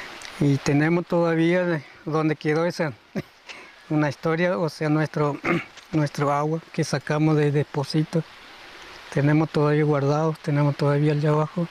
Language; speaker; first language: Spanish; non-native, local second language; Guarani